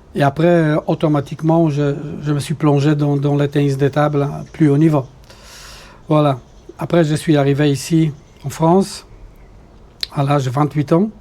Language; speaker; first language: French; non-native, fluent; Polish